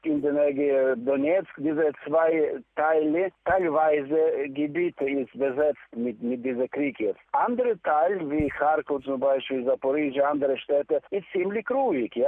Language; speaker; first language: German; non-native, learner; Ukrainian